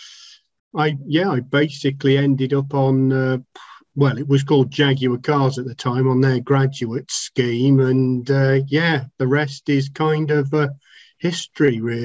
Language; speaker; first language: English; native; English